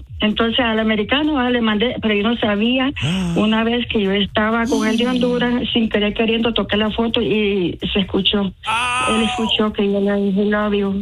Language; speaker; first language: Spanish; native; Spanish